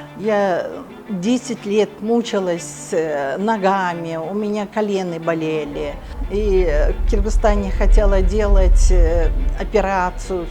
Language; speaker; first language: Russian; non-native, local second language; Kyrgyz